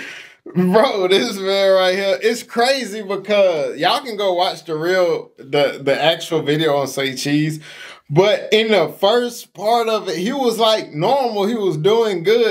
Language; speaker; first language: English; native; English